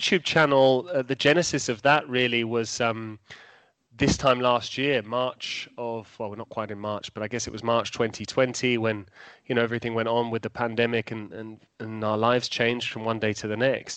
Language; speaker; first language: English; native; English